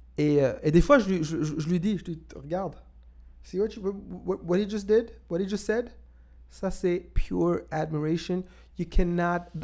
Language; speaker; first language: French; non-native, local second language; Kinyarwanda